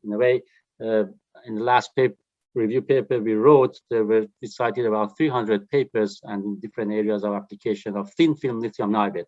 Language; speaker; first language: English; non-native, fluent; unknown